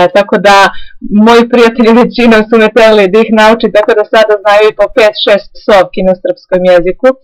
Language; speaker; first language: Serbian; native; Serbian